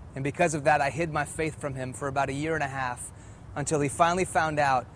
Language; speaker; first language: English; early bilingual, other home language; Persian